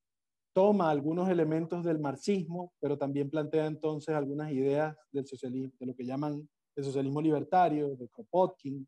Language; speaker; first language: Spanish; native; Spanish